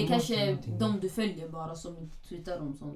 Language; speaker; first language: Swedish; early bilingual, other home language; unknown